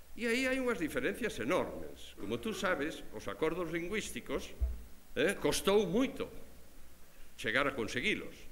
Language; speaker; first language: Galician; native; Galician